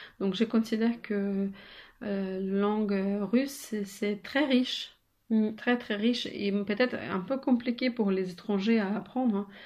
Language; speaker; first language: French; non-native, fluent; Ukrainian